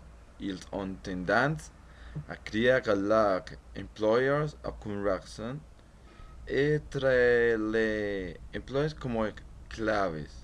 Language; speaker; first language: French; non-native, learner; Spanish